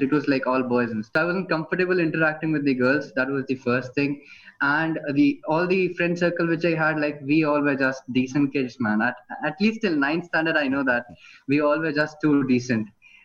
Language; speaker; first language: English; non-native, fluent; Hindi